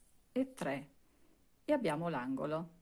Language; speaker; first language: Italian; native; Italian